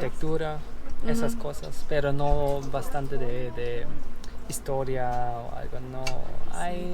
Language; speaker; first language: Spanish; non-native, learner; German